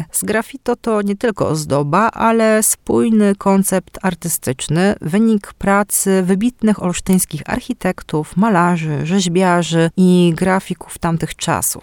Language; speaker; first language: Polish; native; Polish